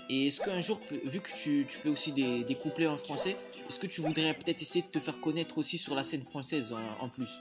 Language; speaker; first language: French; native; French